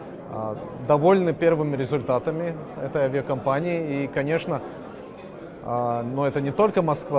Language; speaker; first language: Russian; non-native, local second language; Latvian